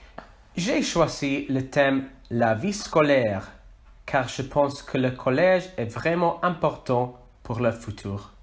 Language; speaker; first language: French; non-native, learner; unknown